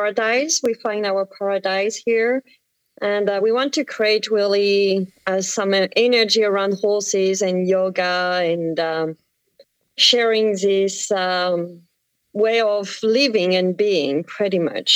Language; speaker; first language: English; non-native, fluent; French